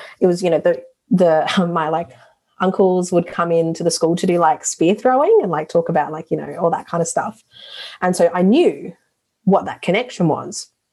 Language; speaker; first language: English; native; English